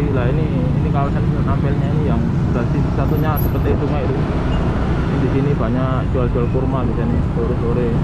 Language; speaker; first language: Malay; non-native, local second language; Javanese